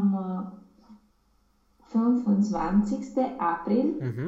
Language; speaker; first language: German; non-native, learner; Romanian